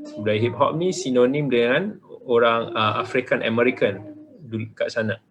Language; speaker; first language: Malay; native; Malay